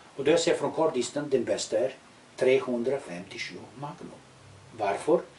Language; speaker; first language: Swedish; non-native, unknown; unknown